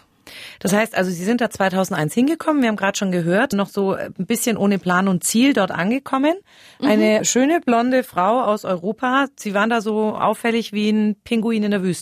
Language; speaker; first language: German; native; German